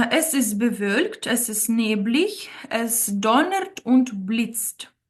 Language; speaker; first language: German; non-native, fluent; Ukrainian